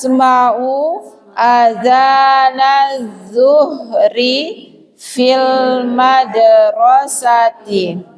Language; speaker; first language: Arabic; non-native, fluent; Indonesian